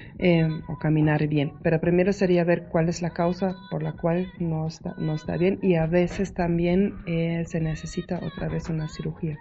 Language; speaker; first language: Spanish; non-native, fluent; German